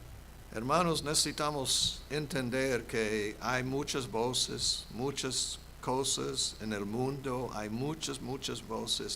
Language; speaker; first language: Spanish; non-native, fluent; English